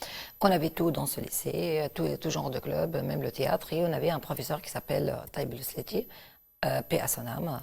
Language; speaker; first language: French; non-native, local second language; Arabic